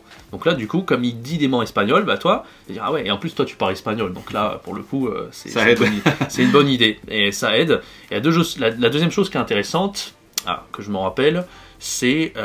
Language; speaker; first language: French; native; French